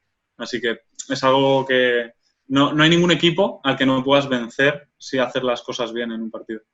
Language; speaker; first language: Spanish; non-native, local second language; Catalan